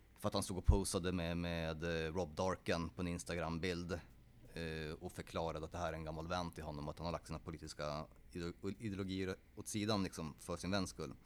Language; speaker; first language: Swedish; early bilingual, other home language; Polish